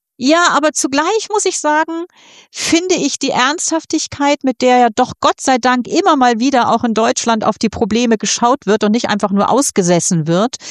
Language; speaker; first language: German; native; German